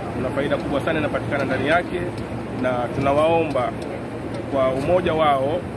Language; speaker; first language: Swahili; native; Swahili